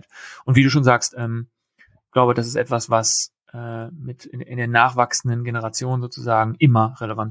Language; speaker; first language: German; native; German